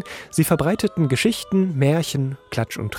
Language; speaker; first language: German; native; German